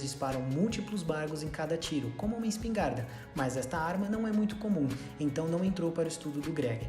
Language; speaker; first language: Portuguese; native; Portuguese